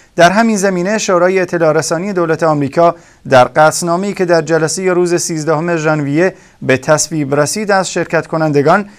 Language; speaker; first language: Persian; non-native, local second language; Kurdish